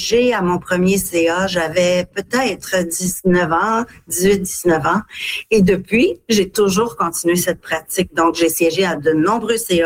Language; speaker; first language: French; native; French